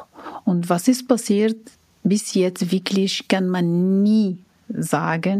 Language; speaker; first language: German; non-native, learner; Arabic